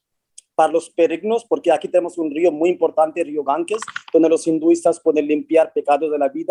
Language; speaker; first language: Spanish; non-native, fluent; Hindi